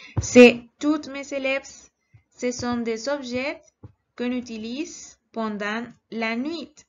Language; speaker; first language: French; non-native, learner; Spanish